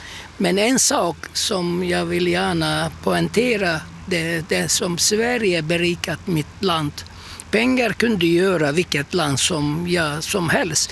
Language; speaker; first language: Swedish; non-native, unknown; Turkish